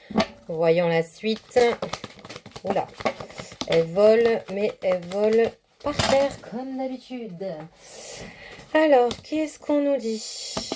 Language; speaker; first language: French; native; French